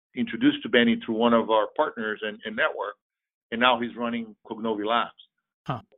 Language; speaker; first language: English; non-native, fluent; Portuguese